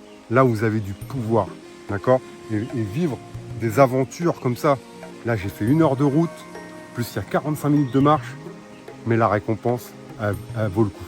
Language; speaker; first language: French; native; French